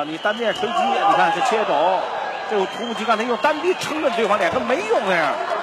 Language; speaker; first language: Chinese; native; Chinese